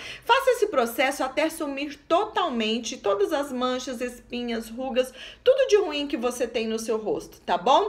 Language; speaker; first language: Portuguese; native; Portuguese